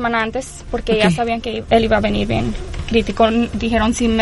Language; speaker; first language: Spanish; early bilingual, heritage; Spanish